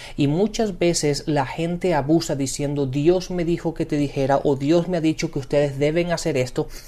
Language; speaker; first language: Spanish; early bilingual, heritage; Spanish